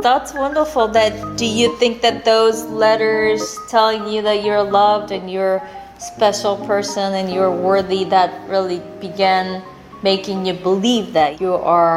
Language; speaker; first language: English; non-native, fluent; Korean